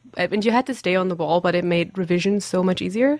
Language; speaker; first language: English; non-native, fluent; German